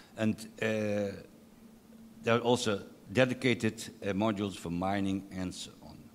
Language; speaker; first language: English; non-native, fluent; Dutch